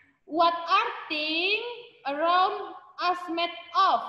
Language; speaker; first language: English; non-native, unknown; Indonesian